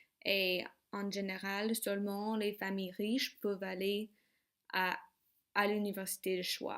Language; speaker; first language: French; non-native, learner; English